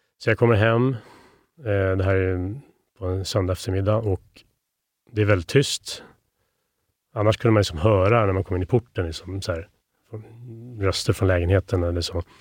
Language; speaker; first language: Swedish; native; Swedish